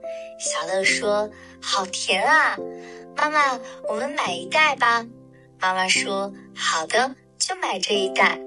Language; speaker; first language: Chinese; native; Chinese